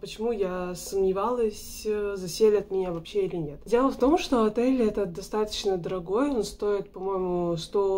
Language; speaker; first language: Russian; native; Russian